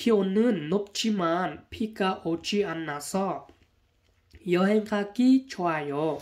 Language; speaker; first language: Korean; non-native, learner; Hmong